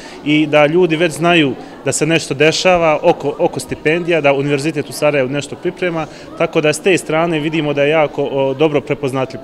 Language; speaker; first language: Bosnian; native; Bosnian